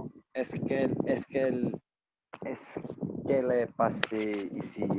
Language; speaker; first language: French; non-native, learner; Portuguese